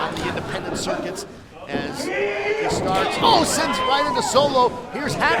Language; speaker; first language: English; native; English